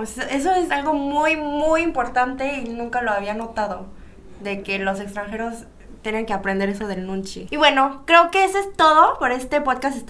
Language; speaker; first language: Spanish; early bilingual, other home language; Korean